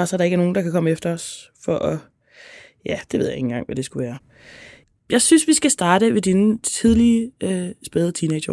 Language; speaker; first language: Danish; native; Danish